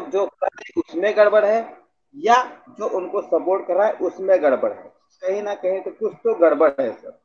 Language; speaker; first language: Hindi; native; Hindi